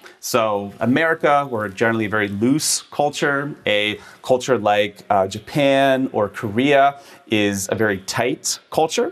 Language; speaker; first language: English; native; English